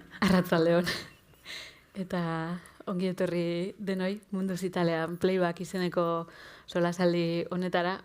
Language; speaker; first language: Basque; native; Basque